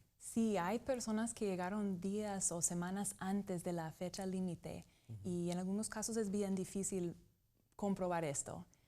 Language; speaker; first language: Spanish; non-native, fluent; English